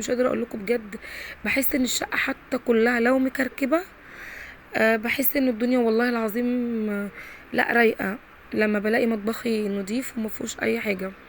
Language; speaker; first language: Arabic; native; Arabic